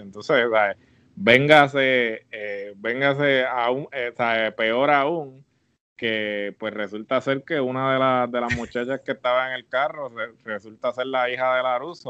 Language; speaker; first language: Spanish; native; Spanish